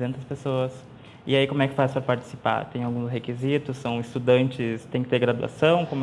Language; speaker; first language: Portuguese; native; Portuguese